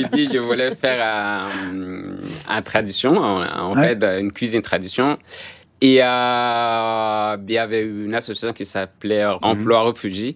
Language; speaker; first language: French; non-native, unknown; Arabic